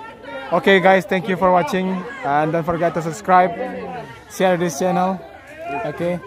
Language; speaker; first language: English; non-native, learner; Indonesian